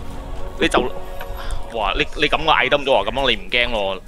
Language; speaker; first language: Chinese; native; Chinese